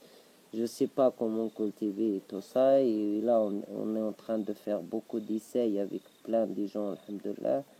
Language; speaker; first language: French; non-native, local second language; Arabic